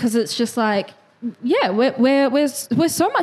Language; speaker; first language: English; native; English